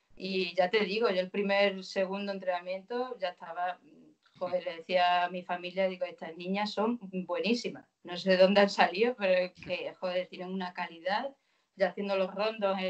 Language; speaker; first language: Spanish; native; Spanish